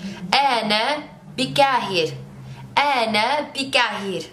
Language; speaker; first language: Arabic; non-native, learner; English